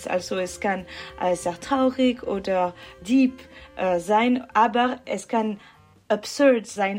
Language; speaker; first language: German; non-native, local second language; French